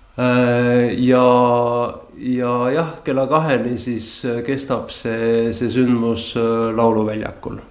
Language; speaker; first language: Estonian; native; Estonian